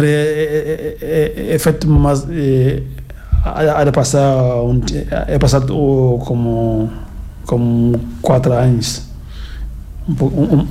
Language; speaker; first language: Catalan; non-native, learner; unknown